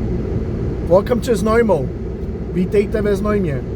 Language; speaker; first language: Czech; non-native, fluent; English